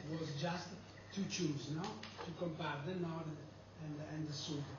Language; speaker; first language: English; non-native, learner; Italian